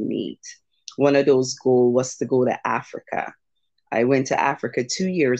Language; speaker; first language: English; early bilingual, other home language; Jamaican Creole English